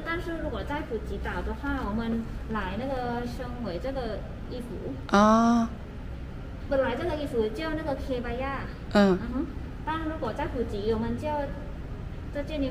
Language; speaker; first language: Chinese; non-native, learner; Thai